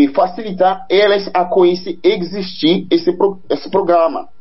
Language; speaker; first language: Portuguese; non-native, fluent; Haitian Creole